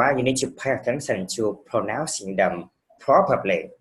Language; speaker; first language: English; non-native, fluent; Vietnamese